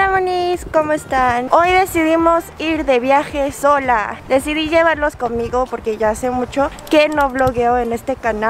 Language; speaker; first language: Spanish; early bilingual, other home language; Korean